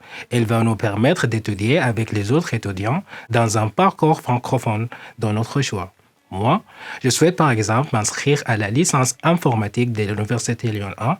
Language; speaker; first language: French; non-native, learner; Arabic